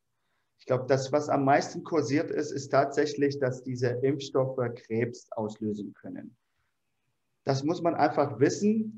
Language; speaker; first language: German; non-native, fluent; Arabic